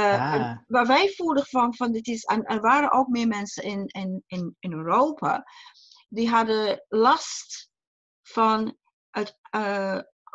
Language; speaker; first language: Dutch; non-native, fluent; English